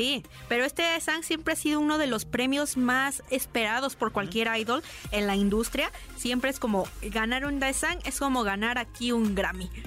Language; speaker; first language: Spanish; native; Spanish